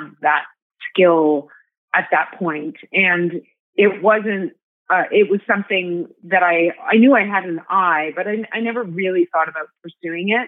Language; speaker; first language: English; native; English